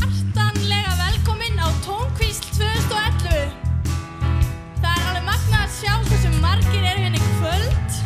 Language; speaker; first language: Icelandic; native; Icelandic